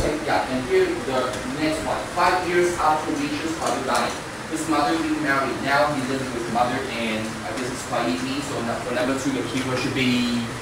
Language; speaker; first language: English; non-native, fluent; Chinese